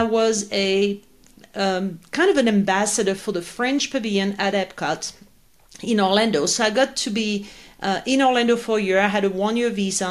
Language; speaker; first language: English; non-native, fluent; French